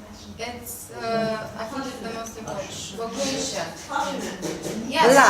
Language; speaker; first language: English; non-native, fluent; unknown